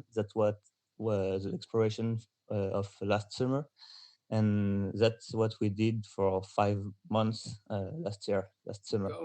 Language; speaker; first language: English; non-native, learner; French